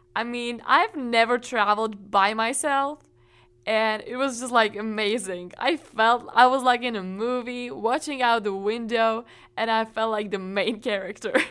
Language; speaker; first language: English; non-native, fluent; Czech